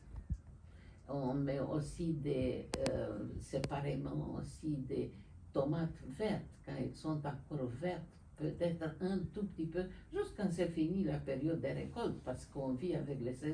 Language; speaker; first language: French; non-native, fluent; Romanian